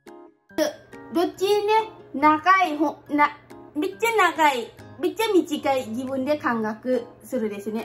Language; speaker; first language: Japanese; non-native, learner; Lao